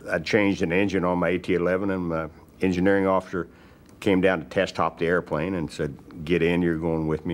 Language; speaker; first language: English; native; English